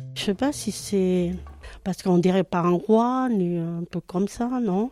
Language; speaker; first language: French; non-native, fluent; Spanish